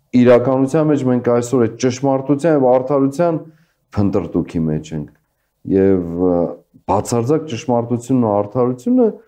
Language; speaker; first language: Armenian; native; Armenian